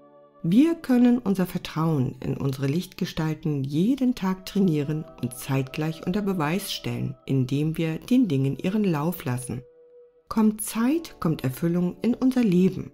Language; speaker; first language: German; native; German